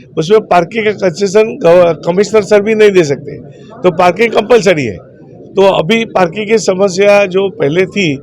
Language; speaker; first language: Hindi; non-native, local second language; Gujarati